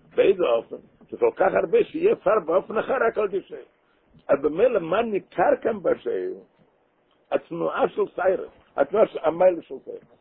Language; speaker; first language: Hebrew; non-native, local second language; Yiddish